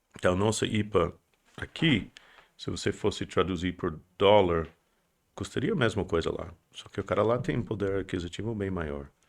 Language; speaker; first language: Portuguese; non-native, fluent; English